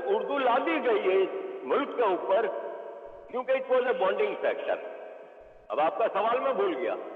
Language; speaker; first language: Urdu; non-native, local second language; Memoni